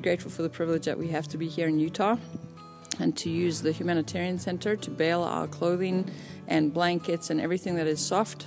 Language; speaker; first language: English; native; English